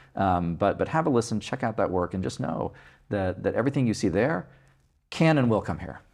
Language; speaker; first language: English; native; English